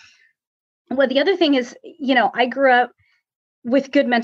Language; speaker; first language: English; native; English